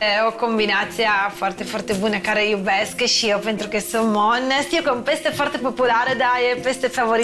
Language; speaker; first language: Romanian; non-native, learner; Italian